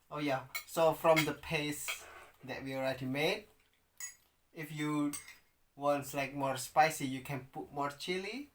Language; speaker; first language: English; non-native, learner; Indonesian